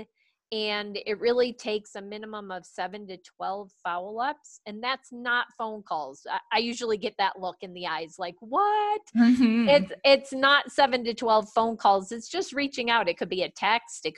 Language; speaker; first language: English; native; English